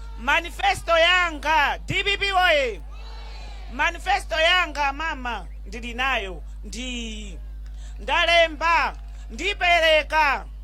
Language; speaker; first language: Nyanja; non-native, local second language; Yao